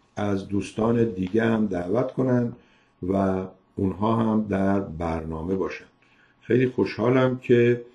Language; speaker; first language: Persian; native; Persian